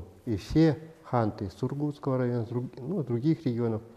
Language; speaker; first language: Russian; non-native, local second language; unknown